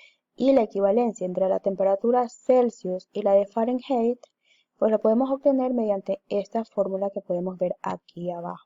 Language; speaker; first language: Spanish; native; Spanish